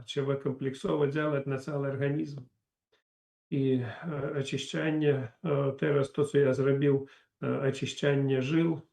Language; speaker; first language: Polish; non-native, learner; Belarusian